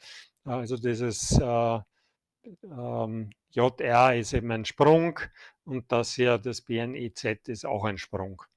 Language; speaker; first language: German; native; German